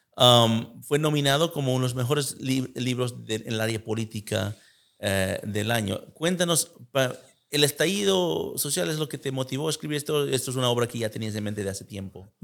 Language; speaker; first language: Spanish; early bilingual, heritage; Spanish